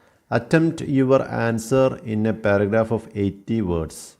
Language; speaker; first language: English; non-native, local second language; Malayalam